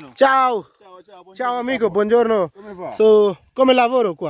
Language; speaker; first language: Italian; non-native, learner; Bangla